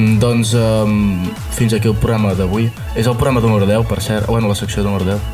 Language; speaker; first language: Catalan; native; Catalan